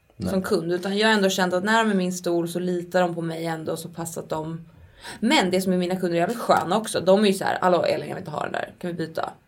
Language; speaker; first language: Swedish; native; Swedish